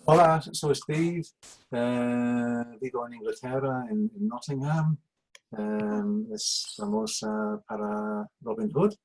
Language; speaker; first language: Spanish; non-native, learner; English